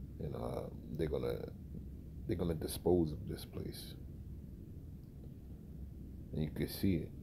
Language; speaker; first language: English; native; English